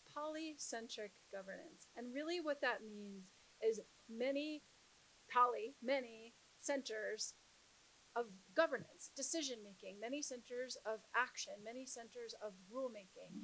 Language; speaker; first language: English; native; English